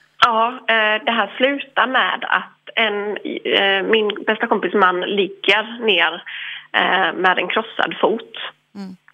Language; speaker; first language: Swedish; early bilingual, other home language; English